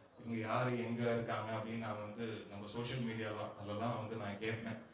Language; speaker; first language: Tamil; native; Tamil